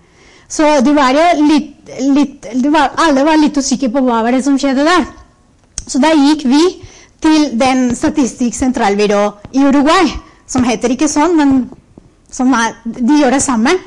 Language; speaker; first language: Norwegian; non-native, fluent; Spanish